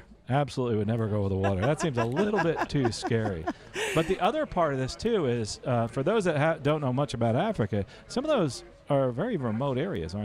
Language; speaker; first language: English; native; English